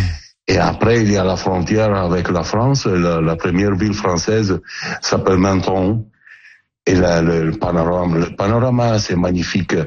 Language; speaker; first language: French; non-native, learner; Italian